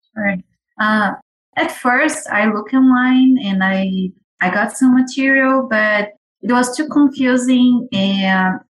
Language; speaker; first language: English; non-native, fluent; Portuguese